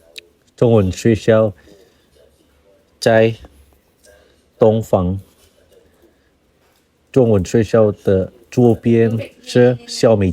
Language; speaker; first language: Chinese; non-native, fluent; Indonesian